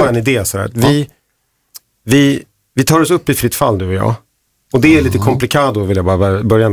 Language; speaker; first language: Swedish; native; Swedish